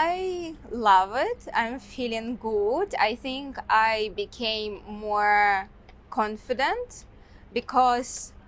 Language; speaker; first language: English; non-native, fluent; Russian